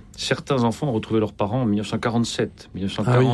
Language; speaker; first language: French; native; French